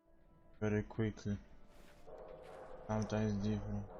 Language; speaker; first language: English; non-native, learner; Polish